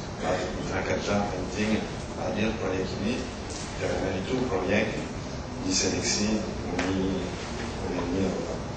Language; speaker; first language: Indonesian; non-native, learner; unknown